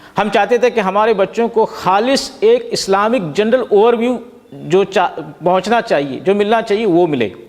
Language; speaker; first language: Urdu; native; Urdu